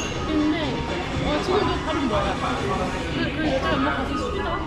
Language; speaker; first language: Korean; non-native, learner; French